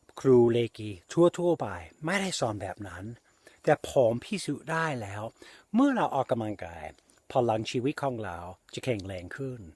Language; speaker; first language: Thai; non-native, fluent; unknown